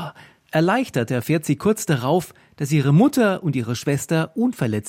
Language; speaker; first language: German; native; German